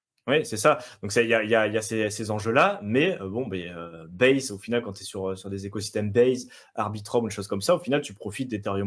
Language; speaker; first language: French; native; French